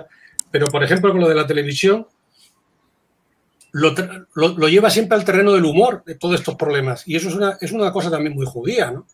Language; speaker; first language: Spanish; native; Spanish